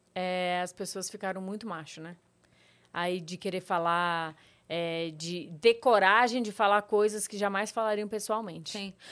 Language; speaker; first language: Portuguese; native; Portuguese